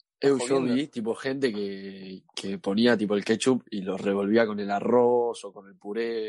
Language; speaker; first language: Spanish; native; Spanish